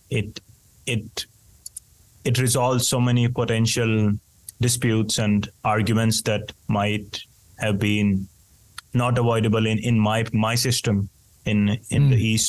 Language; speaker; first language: English; non-native, local second language; Hindi